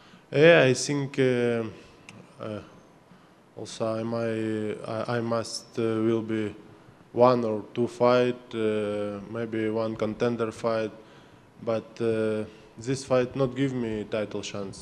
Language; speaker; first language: English; non-native, learner; Russian